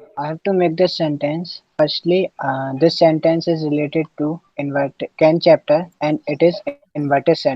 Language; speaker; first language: English; non-native, learner; Hindi